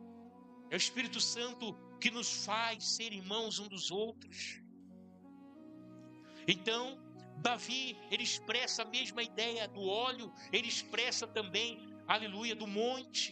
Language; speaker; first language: Portuguese; native; Portuguese